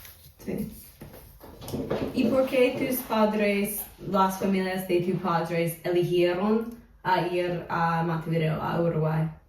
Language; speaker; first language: Spanish; non-native, fluent; English